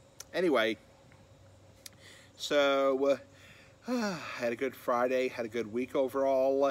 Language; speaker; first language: English; native; English